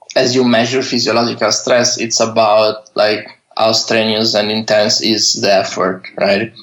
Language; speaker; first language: English; non-native, fluent; Italian